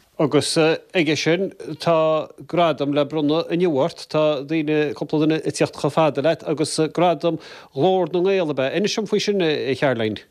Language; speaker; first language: Irish; native; Irish